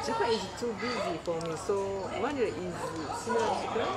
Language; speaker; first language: English; non-native, learner; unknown